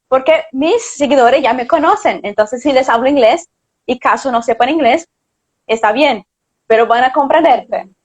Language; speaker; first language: Spanish; non-native, fluent; Portuguese